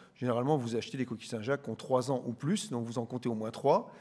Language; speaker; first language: French; native; French